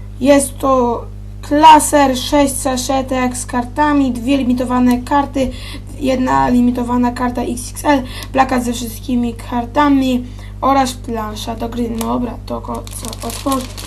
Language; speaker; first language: Polish; native; Polish